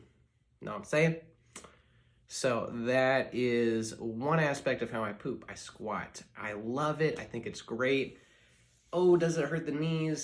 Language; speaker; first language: English; native; English